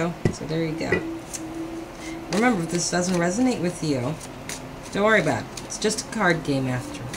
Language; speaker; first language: English; native; English